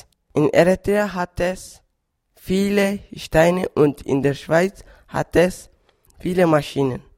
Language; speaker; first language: German; non-native, learner; Tigrinya